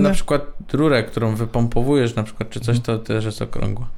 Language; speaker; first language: Polish; native; Polish